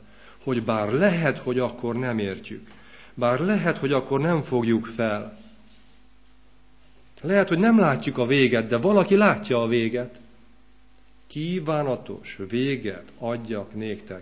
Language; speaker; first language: Hungarian; native; Hungarian